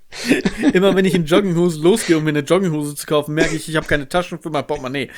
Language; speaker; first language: German; native; German